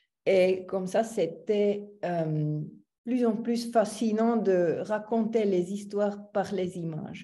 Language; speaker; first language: French; non-native, local second language; German